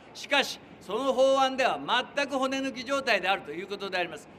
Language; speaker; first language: Japanese; native; Japanese